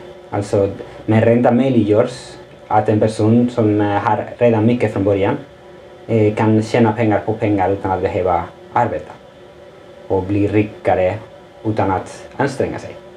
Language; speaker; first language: Swedish; non-native, fluent; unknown